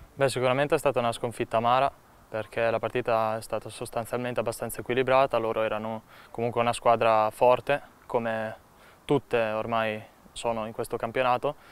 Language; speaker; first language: Italian; native; Italian